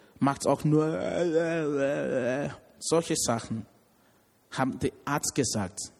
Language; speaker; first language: German; non-native, learner; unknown